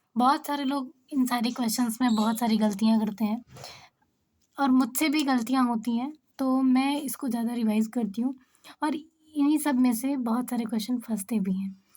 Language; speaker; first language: Hindi; native; Hindi